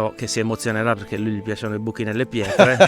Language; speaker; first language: Italian; native; Italian